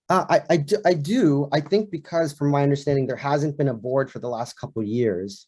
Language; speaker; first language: English; native; English